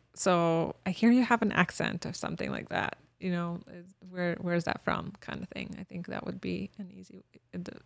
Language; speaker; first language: English; early bilingual, other home language; Bosnian